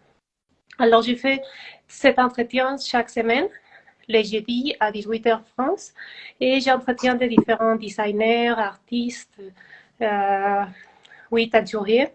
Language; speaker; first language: French; non-native, fluent; Spanish